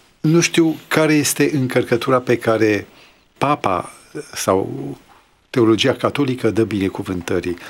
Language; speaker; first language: Romanian; native; Romanian